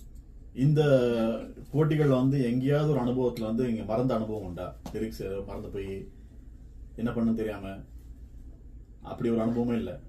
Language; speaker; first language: Tamil; native; Tamil